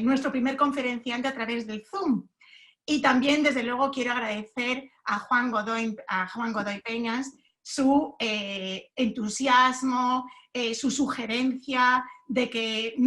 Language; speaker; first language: Spanish; native; Spanish